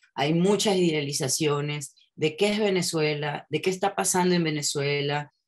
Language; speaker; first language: Spanish; native; Spanish